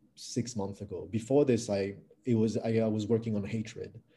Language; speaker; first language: English; non-native, fluent; French